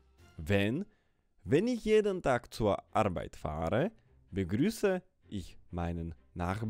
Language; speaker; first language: German; non-native, fluent; Slovak